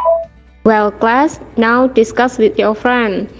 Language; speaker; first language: English; non-native, learner; Indonesian